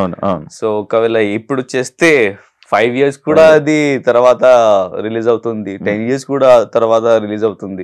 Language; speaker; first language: Telugu; non-native, learner; Hindi